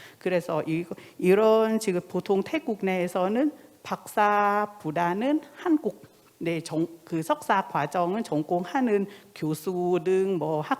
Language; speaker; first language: Korean; non-native, fluent; Thai